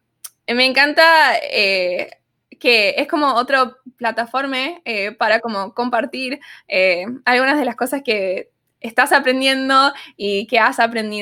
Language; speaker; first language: Spanish; early bilingual, other home language; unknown